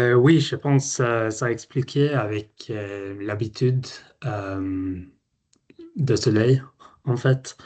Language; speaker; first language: French; non-native, learner; Swedish